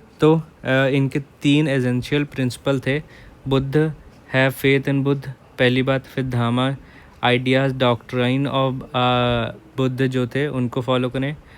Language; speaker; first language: Hindi; native; Hindi